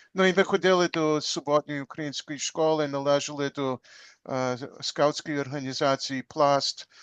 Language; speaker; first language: Ukrainian; early bilingual, heritage; Ukrainian